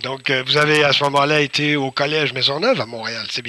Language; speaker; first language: French; native; French